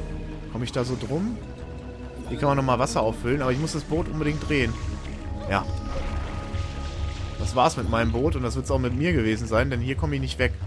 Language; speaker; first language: German; native; German